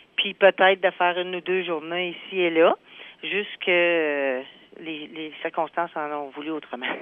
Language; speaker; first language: French; native; French